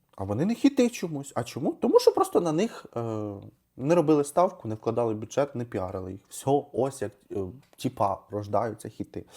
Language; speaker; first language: Ukrainian; non-native, local second language; Russian